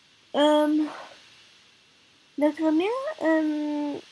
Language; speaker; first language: French; non-native, learner; Korean